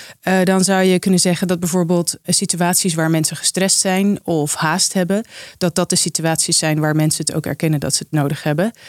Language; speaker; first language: Dutch; native; Dutch